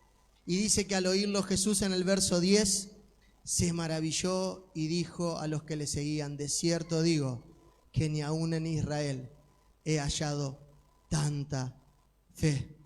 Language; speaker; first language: Spanish; native; Spanish